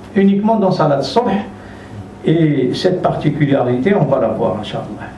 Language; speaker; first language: French; non-native, local second language; Arabic